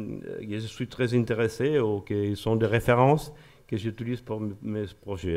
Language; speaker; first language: French; non-native, learner; Spanish